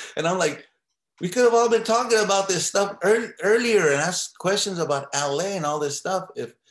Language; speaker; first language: English; native; English